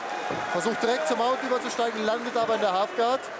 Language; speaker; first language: German; native; German